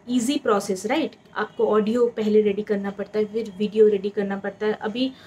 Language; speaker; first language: Hindi; non-native, local second language; Bangla